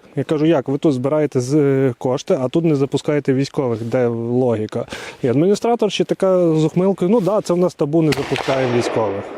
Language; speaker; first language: Ukrainian; native; Ukrainian